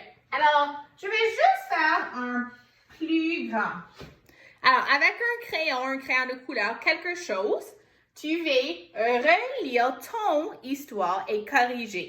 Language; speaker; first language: French; non-native, fluent; English